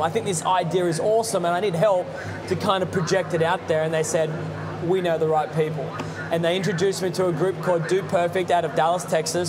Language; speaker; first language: English; native; English